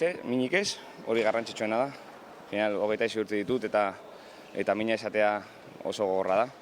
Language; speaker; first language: Basque; non-native, local second language; Spanish